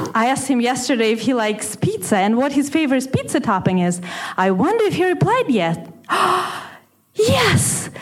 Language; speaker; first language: English; non-native, fluent; Russian